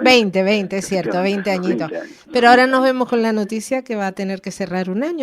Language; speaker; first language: Spanish; native; Spanish